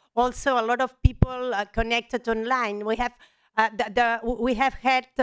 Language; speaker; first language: English; non-native, fluent; Catalan